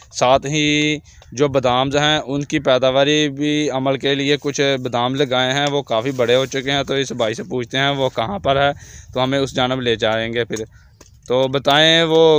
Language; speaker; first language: Urdu; non-native, local second language; Punjabi